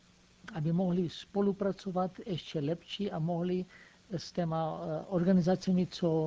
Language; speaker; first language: Czech; non-native, fluent; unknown